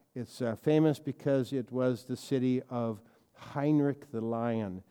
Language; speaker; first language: English; native; English